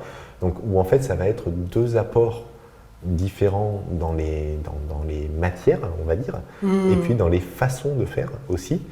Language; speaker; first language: French; native; French